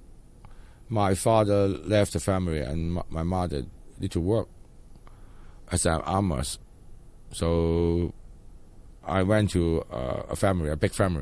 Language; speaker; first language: English; non-native, local second language; Cantonese